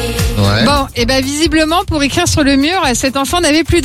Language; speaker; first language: French; native; French